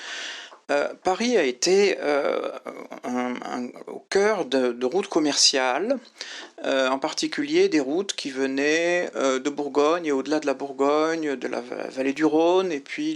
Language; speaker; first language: French; native; French